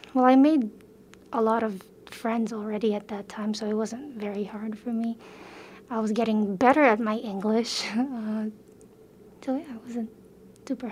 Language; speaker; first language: English; early bilingual, other home language; Filipino